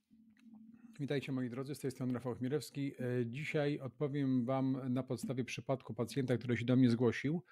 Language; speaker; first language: Polish; native; Polish